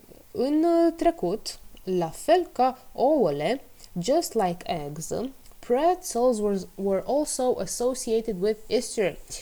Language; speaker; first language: English; non-native, fluent; Romanian